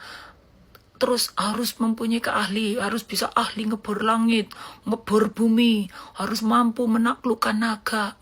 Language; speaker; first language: Indonesian; native; Indonesian